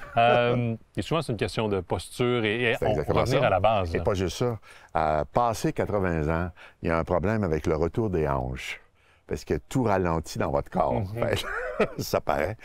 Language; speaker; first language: French; native; French